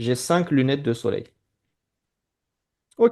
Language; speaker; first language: French; non-native, fluent; Azerbaijani